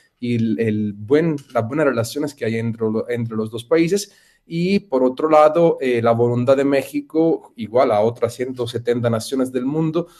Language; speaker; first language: Spanish; non-native, fluent; Italian